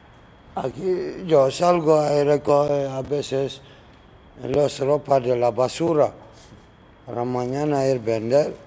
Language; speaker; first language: Spanish; non-native, learner; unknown